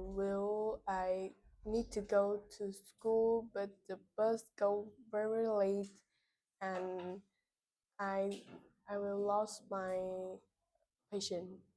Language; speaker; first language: English; non-native, learner; Vietnamese